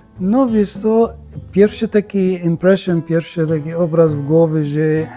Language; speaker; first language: Polish; non-native, learner; Arabic